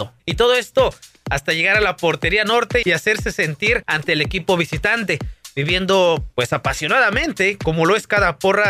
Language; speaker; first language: Spanish; native; Spanish